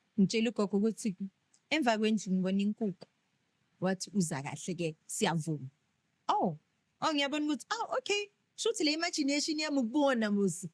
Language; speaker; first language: Zulu; non-native, local second language; Tsonga